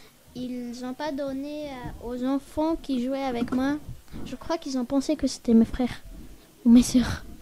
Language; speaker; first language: French; early bilingual, other home language; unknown